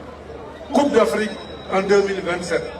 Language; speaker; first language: French; non-native, local second language; Wolof